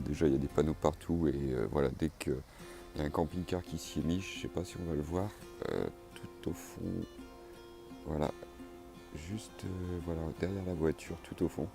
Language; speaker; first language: French; native; French